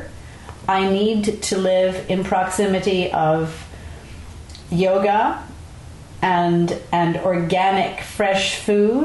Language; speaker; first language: English; native; English